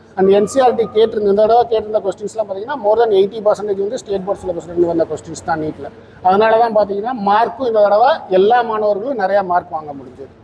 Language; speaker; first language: Tamil; native; Tamil